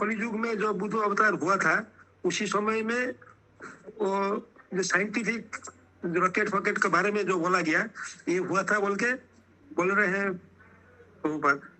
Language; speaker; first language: Hindi; non-native, local second language; Bangla